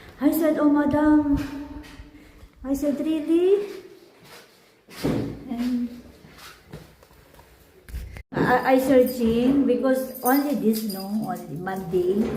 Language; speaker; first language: English; non-native, learner; Filipino